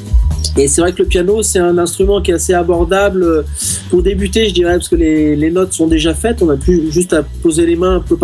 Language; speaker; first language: French; native; French